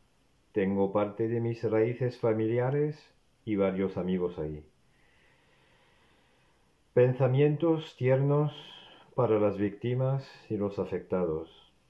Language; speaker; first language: Spanish; non-native, fluent; French